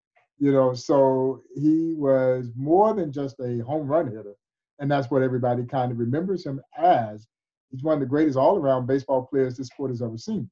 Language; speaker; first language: English; native; English